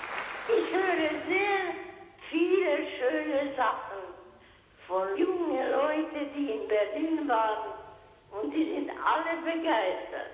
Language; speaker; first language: German; non-native, local second language; Hungarian